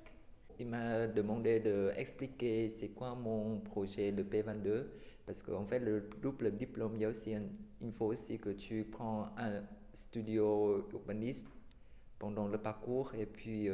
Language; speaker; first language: French; non-native, fluent; Chinese